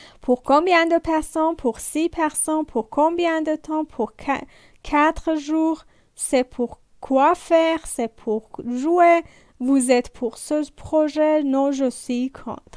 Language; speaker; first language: French; non-native, fluent; Persian